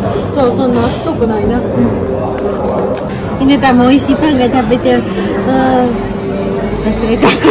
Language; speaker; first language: Japanese; non-native, learner; Georgian